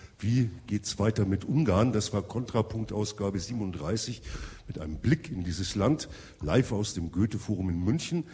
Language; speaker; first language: German; native; German